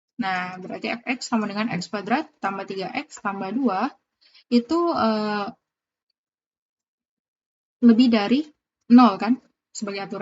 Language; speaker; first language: Indonesian; native; Indonesian